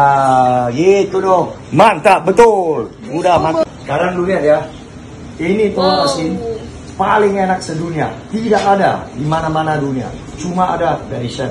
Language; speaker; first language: Indonesian; non-native, fluent; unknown